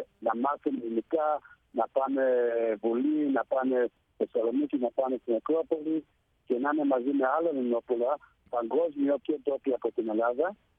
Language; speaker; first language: Greek; early bilingual, heritage; Greek